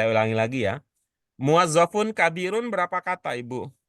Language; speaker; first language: Indonesian; native; Indonesian